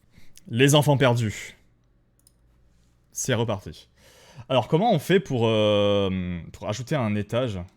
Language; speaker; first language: French; native; French